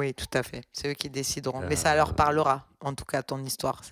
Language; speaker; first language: French; native; French